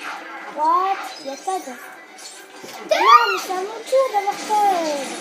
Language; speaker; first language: French; native; French